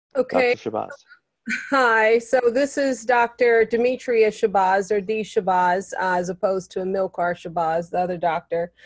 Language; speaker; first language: English; native; English